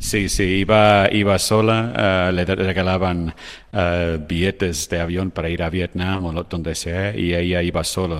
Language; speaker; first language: Spanish; non-native, fluent; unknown